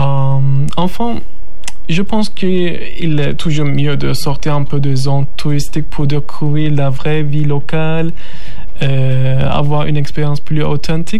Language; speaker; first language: French; non-native, learner; Turkish